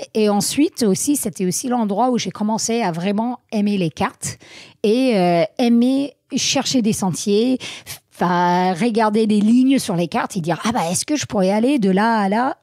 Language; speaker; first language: French; non-native, fluent; English